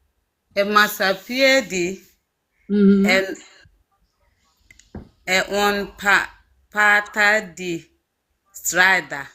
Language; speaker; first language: Italian; non-native, learner; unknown